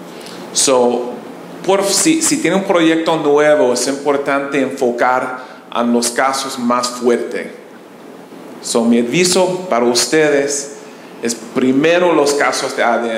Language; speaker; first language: Spanish; non-native, learner; English